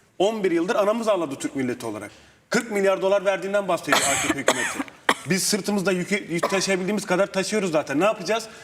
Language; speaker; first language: Turkish; native; Turkish